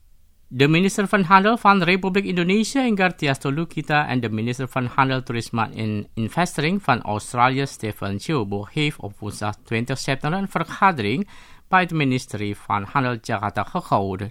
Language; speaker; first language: Dutch; non-native, fluent; Indonesian